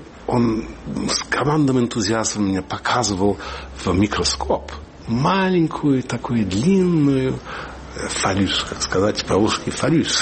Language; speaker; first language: Russian; early bilingual, heritage; Russian